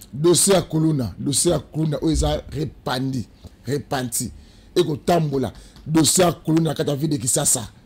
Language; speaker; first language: Lingala; native; Lingala